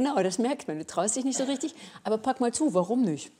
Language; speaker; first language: German; native; German